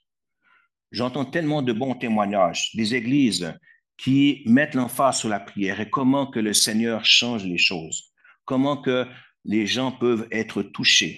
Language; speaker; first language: French; native; French